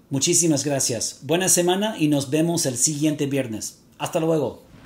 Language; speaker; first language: Spanish; native; Spanish